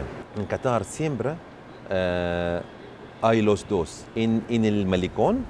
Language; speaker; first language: Spanish; non-native, learner; Arabic